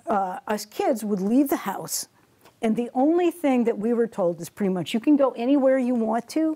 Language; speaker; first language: English; native; English